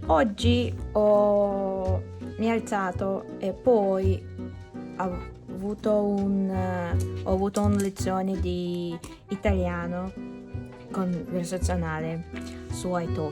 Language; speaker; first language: Italian; non-native, learner; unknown